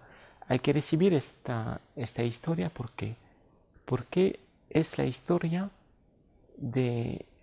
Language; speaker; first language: Spanish; non-native, fluent; French